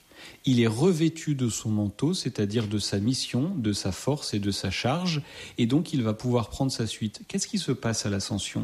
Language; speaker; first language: French; native; French